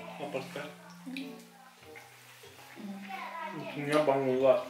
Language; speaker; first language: Indonesian; non-native, learner; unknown